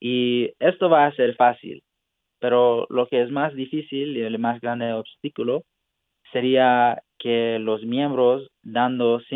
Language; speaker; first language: Spanish; non-native, fluent; English